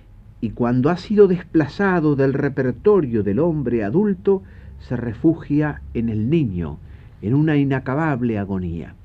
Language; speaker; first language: Spanish; native; Spanish